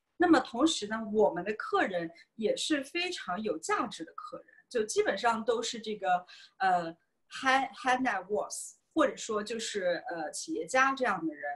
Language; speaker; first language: Chinese; native; Chinese